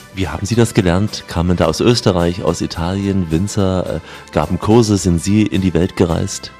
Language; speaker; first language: German; native; German